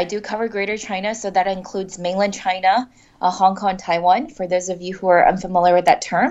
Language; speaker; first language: English; native; English